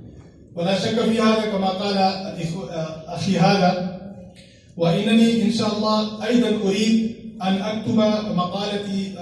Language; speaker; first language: Arabic; non-native, fluent; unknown